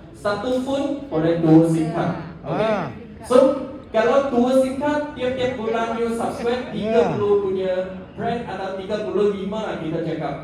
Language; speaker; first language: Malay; non-native, local second language; Chinese